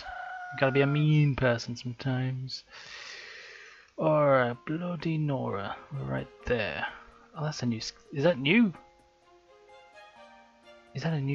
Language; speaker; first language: English; native; English